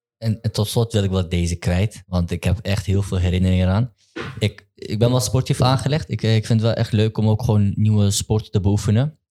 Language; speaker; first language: Dutch; early bilingual, other home language; Turkish